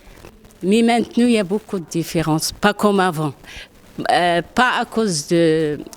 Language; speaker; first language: French; non-native, learner; Arabic